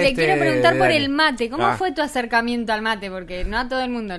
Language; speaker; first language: Spanish; native; Spanish